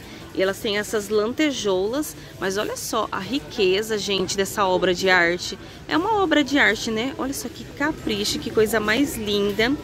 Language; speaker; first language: Portuguese; native; Portuguese